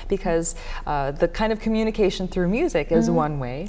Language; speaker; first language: English; native; English